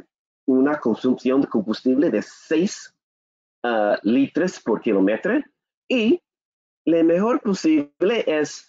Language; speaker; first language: Spanish; non-native, learner; English